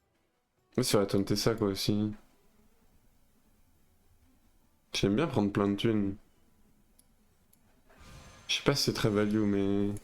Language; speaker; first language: French; native; French